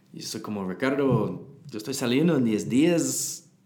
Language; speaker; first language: Spanish; non-native, learner; English